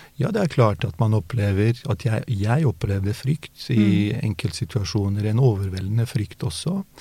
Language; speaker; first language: Norwegian; early bilingual, other home language; Bosnian